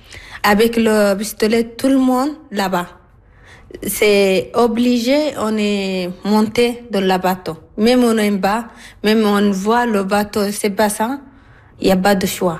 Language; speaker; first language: French; non-native, learner; Arabic